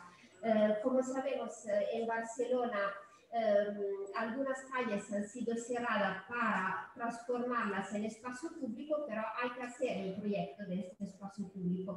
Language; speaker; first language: Spanish; non-native, fluent; Italian